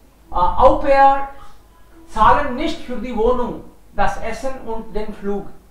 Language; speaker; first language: German; non-native, fluent; Hindi